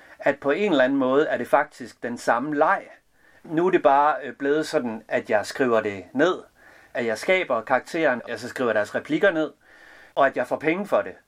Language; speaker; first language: Danish; early bilingual, other home language; Serbian